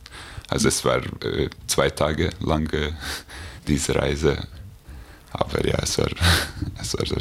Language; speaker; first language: German; non-native, fluent; Hungarian